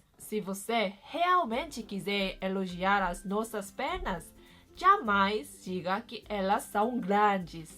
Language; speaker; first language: Portuguese; non-native, fluent; Korean